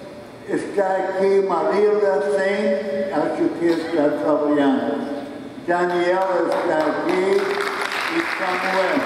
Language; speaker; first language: Portuguese; non-native, fluent; English